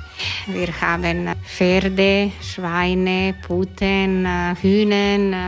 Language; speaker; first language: German; non-native, learner; Croatian